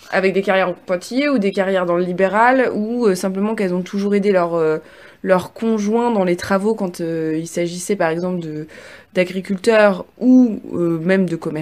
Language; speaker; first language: French; native; French